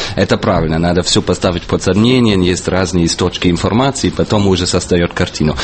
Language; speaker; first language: Russian; non-native, fluent; German